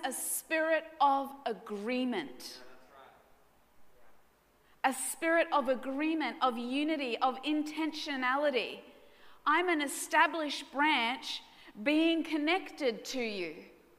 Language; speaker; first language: English; native; English